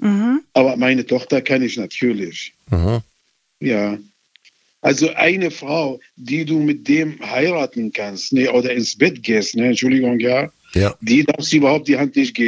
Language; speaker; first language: German; non-native, fluent; Arabic